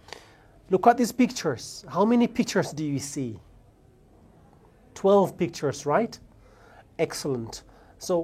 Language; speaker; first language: English; non-native, fluent; Amharic